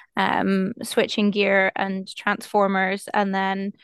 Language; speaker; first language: English; native; English